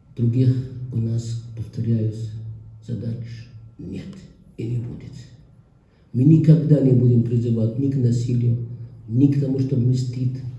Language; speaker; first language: Russian; non-native, fluent; Arabic